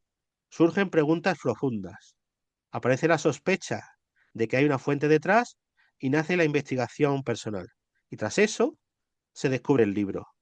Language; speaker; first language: Spanish; native; Spanish